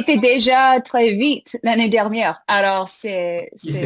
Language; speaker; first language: French; non-native, fluent; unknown